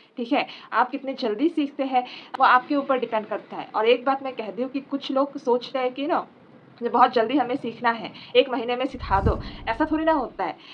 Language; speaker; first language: Hindi; non-native, local second language; Assamese